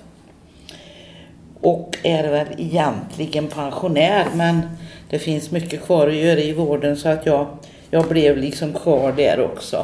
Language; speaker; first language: Swedish; native; Swedish